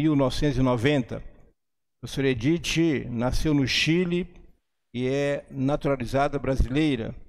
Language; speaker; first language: Portuguese; native; Portuguese